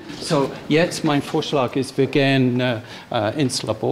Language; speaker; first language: German; non-native, fluent; English